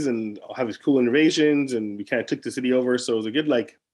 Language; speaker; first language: English; native; English